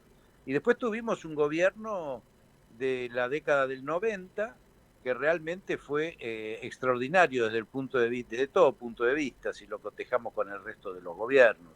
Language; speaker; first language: Spanish; native; Spanish